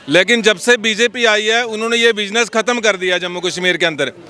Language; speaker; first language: Hindi; native; Hindi